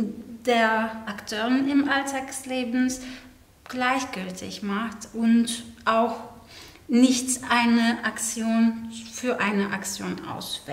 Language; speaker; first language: German; non-native, fluent; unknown